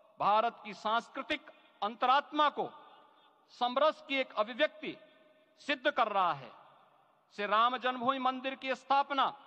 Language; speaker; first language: Hindi; native; Hindi